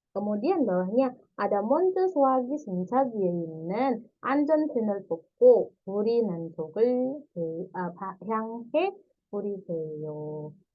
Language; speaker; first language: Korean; non-native, fluent; Indonesian